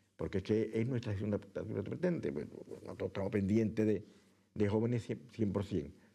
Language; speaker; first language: Spanish; native; Spanish